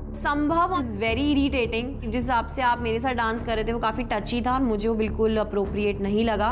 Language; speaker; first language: Hindi; native; Hindi